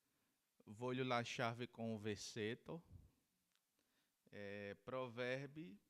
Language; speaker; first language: Italian; non-native, learner; Portuguese